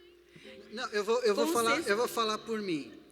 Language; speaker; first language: Portuguese; native; Portuguese